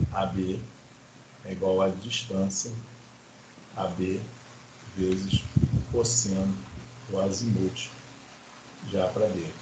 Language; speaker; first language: Portuguese; native; Portuguese